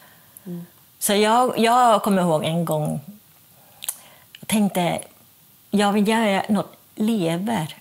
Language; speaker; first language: Swedish; non-native, fluent; Thai